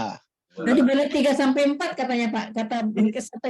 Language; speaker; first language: Malay; native; Malay